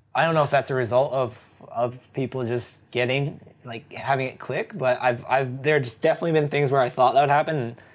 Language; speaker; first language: English; native; English